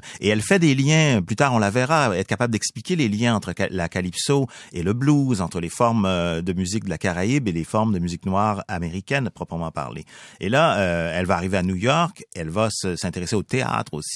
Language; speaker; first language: French; native; French